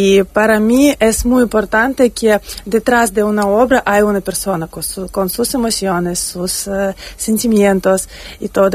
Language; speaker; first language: Spanish; non-native, learner; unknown